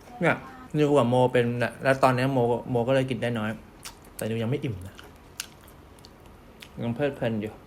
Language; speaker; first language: Thai; native; Thai